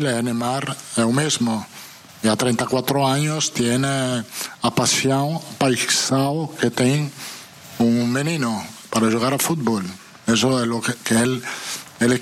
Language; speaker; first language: Portuguese; non-native, fluent; Italian